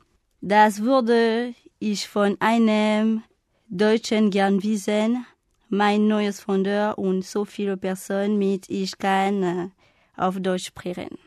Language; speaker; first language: German; non-native, learner; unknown